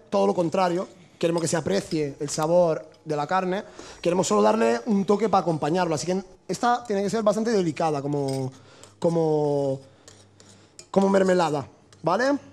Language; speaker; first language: Spanish; non-native, fluent; Italian